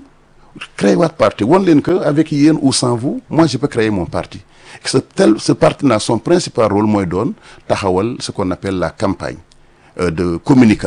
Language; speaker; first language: French; non-native, local second language; Wolof